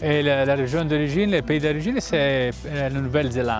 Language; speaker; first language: French; non-native, fluent; Italian